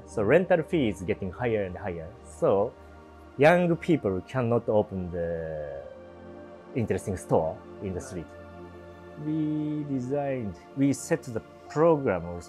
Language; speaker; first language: English; non-native, learner; Japanese